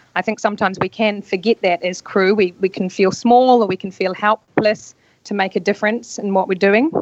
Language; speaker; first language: English; native; English